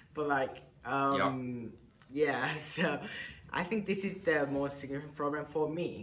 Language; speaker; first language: English; non-native, fluent; Japanese